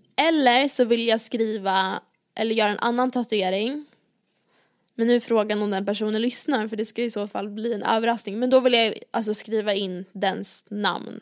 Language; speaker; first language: Swedish; native; Swedish